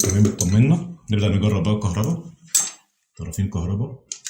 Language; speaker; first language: Arabic; native; Arabic